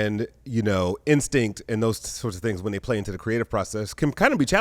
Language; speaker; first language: English; native; English